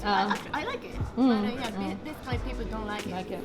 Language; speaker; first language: English; non-native, fluent; Japanese